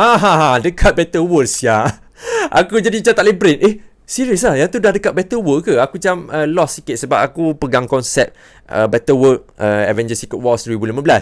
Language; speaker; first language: Malay; native; Malay